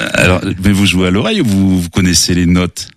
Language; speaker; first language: French; native; French